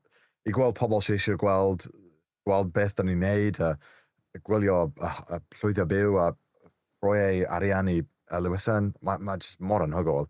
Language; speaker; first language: Welsh; non-native, local second language; English